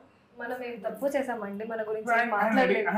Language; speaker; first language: Telugu; non-native, local second language; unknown